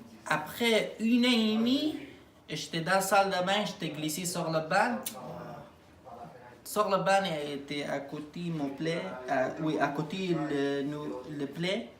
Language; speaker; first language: French; non-native, learner; Arabic